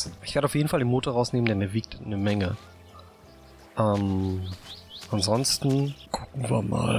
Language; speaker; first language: German; native; German